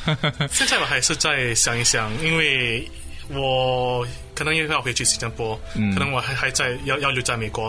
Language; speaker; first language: Chinese; non-native, local second language; English